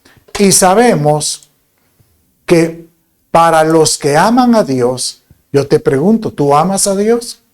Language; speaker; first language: Spanish; native; Spanish